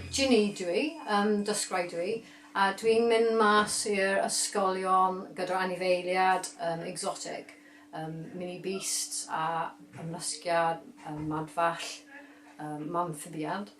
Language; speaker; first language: Welsh; non-native, learner; English